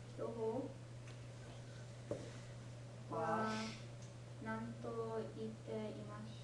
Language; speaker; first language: Japanese; non-native, learner; English